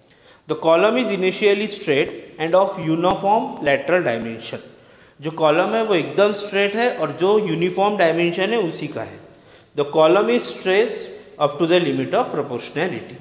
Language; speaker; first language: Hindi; non-native, local second language; Marathi